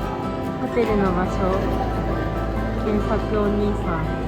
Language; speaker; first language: Japanese; native; Japanese